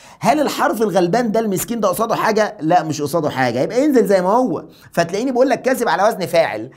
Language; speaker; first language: Arabic; native; Arabic